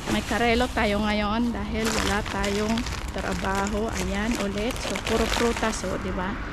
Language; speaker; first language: Filipino; native; Filipino